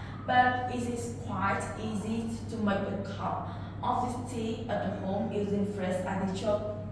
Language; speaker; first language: English; non-native, learner; Vietnamese